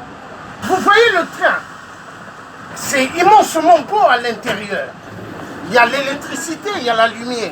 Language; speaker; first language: French; native; French